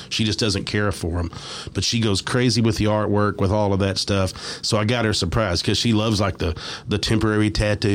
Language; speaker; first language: English; native; English